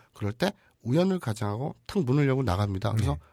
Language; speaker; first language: Korean; native; Korean